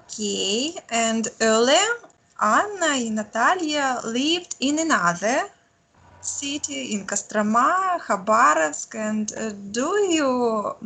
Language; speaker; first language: English; non-native, learner; Russian